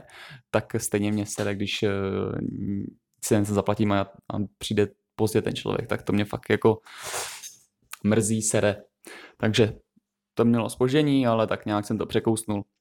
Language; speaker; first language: Czech; native; Czech